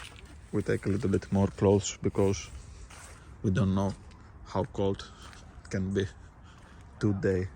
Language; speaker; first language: English; non-native, learner; Greek